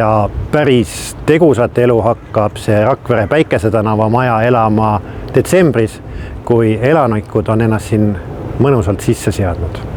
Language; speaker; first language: Estonian; native; Estonian